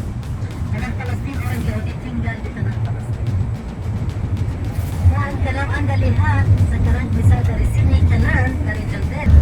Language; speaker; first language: Indonesian; non-native, learner; Arabic